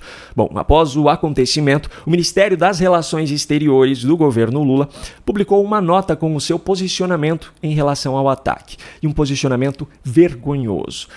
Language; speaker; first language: Portuguese; native; Portuguese